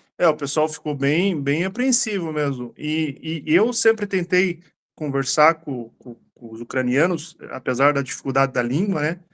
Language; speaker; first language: Portuguese; native; Portuguese